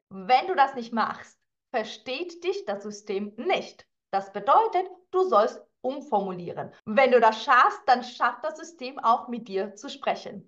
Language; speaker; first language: German; non-native, fluent; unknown